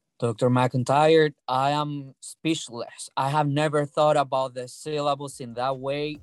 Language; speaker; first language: English; non-native, fluent; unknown